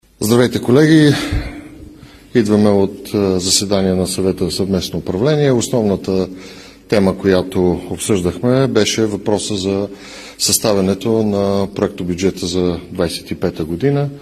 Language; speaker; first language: Bulgarian; native; Bulgarian